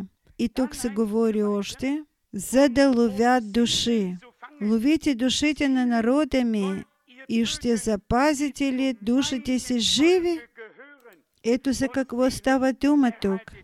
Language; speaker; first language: Bulgarian; non-native, fluent; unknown